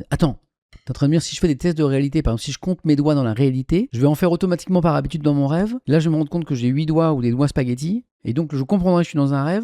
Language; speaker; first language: French; native; French